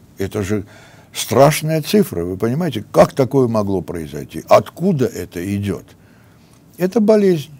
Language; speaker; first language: Russian; non-native, local second language; Armenian